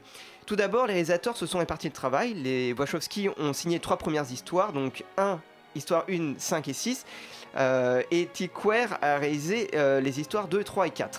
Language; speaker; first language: French; native; French